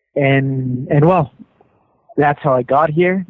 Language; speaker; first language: English; non-native, fluent; Spanish